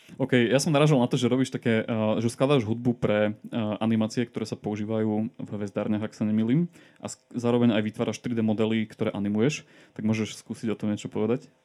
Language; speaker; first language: Slovak; native; Slovak